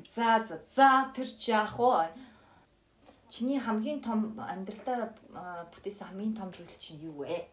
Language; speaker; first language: Mongolian; early bilingual, heritage; Mongolian